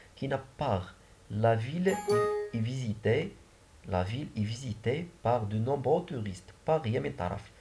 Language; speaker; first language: French; non-native, local second language; Arabic